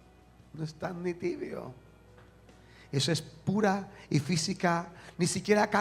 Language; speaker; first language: Spanish; native; Spanish